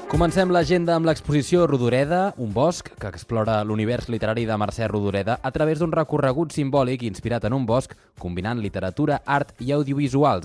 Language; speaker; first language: Catalan; native; Catalan